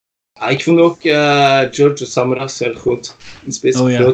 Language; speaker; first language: Dutch; non-native, fluent; Norwegian